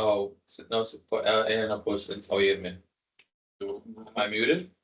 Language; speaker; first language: Spanish; non-native, learner; English